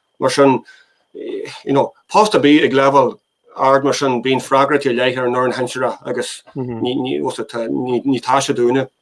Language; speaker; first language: Irish; native; Irish